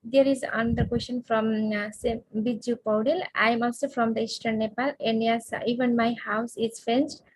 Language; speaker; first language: English; non-native, local second language; Nepali